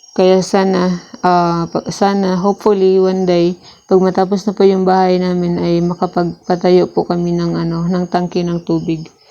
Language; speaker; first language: Filipino; non-native, local second language; Cebuano